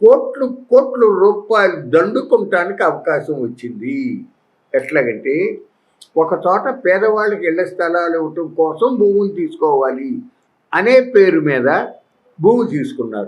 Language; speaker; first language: Telugu; native; Telugu